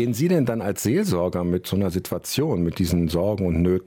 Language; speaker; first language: German; native; German